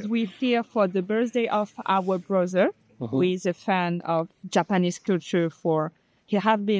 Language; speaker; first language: English; non-native, learner; French